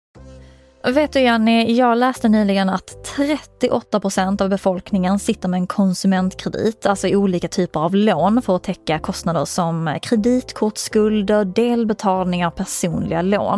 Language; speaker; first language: Swedish; native; Swedish